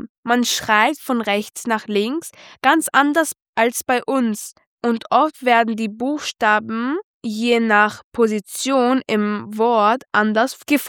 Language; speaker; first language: German; early bilingual, other home language; Persian